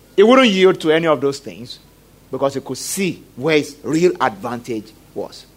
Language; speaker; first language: English; non-native, local second language; Yoruba